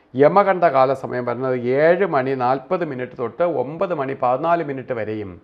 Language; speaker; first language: Malayalam; native; Malayalam